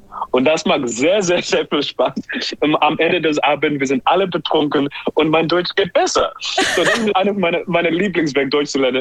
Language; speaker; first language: German; non-native, learner; English